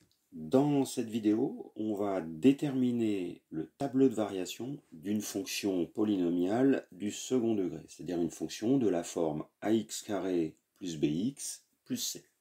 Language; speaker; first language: French; native; French